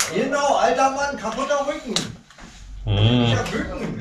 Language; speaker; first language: German; native; German